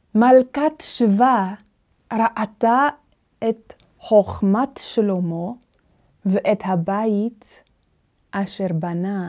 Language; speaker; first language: Hebrew; non-native, fluent; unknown